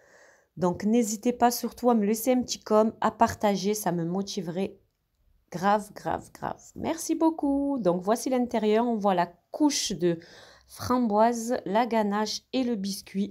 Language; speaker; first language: French; native; French